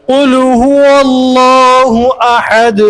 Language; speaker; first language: Hindi; native; Hindi